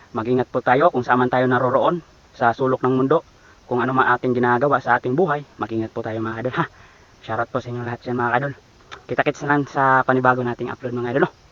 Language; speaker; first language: Filipino; non-native, local second language; Cebuano